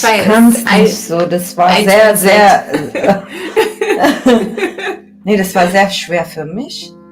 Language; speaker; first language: German; early bilingual, other home language; Turkish